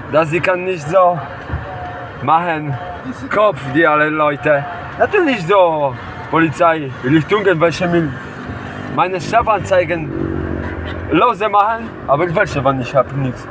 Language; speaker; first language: German; non-native, learner; Polish